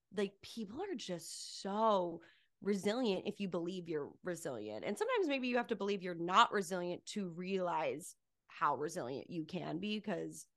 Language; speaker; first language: English; native; English